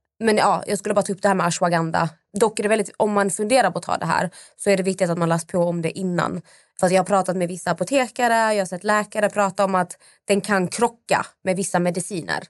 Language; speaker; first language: Swedish; native; Swedish